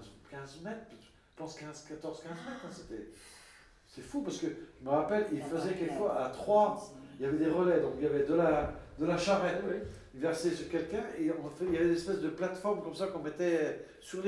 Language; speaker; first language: French; native; French